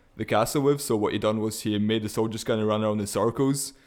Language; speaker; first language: English; early bilingual, other home language; Russian